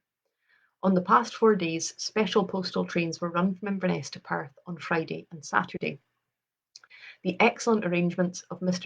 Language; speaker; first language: English; native; English